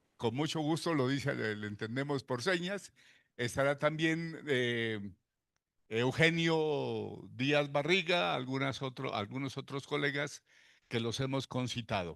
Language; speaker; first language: Spanish; native; Spanish